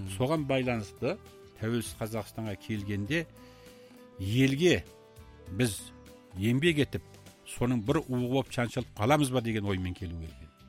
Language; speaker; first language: Kazakh; early bilingual, heritage; Kazakh